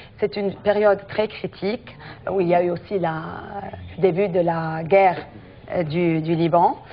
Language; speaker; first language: French; non-native, local second language; Arabic